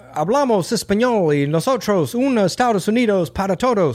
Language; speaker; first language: Spanish; early bilingual, heritage; Spanish